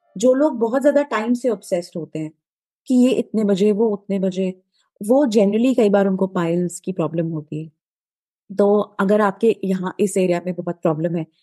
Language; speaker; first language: Hindi; native; Hindi